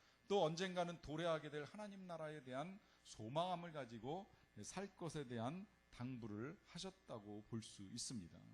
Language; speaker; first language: Korean; native; Korean